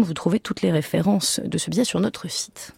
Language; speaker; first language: French; native; French